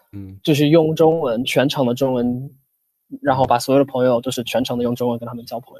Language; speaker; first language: Chinese; non-native, fluent; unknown